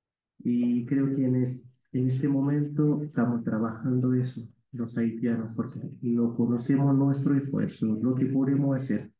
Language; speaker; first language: Spanish; non-native, learner; Haitian Creole